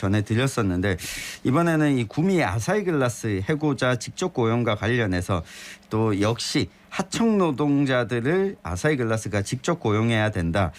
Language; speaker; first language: Korean; native; Korean